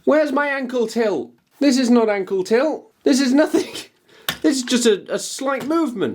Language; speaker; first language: English; native; English